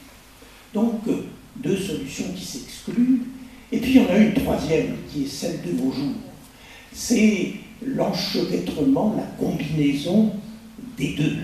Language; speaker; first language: French; native; French